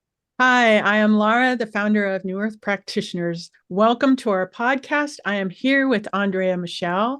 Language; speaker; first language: English; native; English